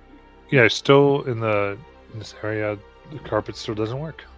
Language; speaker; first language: English; native; English